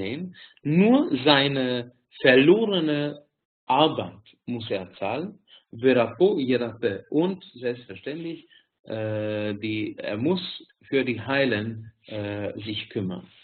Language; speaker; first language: German; non-native, fluent; Hungarian